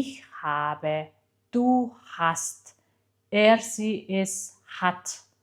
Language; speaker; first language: German; non-native, fluent; Mongolian